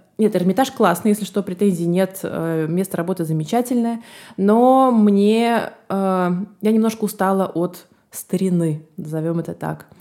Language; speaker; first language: Russian; native; Russian